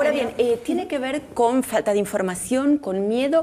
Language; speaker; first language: Spanish; native; Spanish